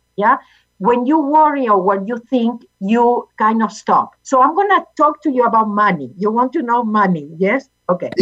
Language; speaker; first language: English; non-native, fluent; Spanish